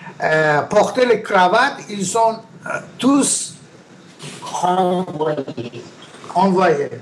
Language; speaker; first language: French; non-native, learner; Persian